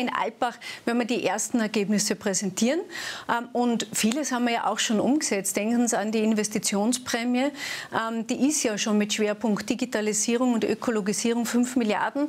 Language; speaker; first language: German; native; German